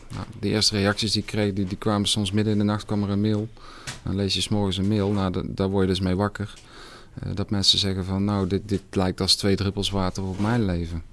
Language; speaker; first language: Dutch; native; Dutch